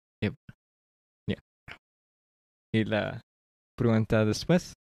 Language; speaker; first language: Spanish; early bilingual, heritage; English